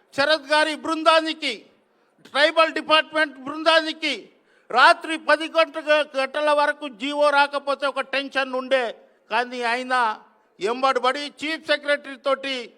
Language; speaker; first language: Telugu; non-native, local second language; Lambadi